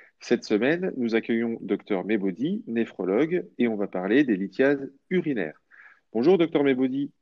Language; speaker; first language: French; native; French